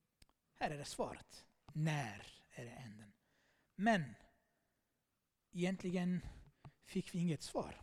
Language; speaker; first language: Swedish; non-native, fluent; Armenian